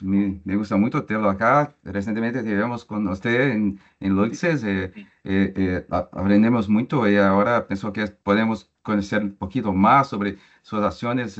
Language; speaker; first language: Spanish; non-native, learner; Portuguese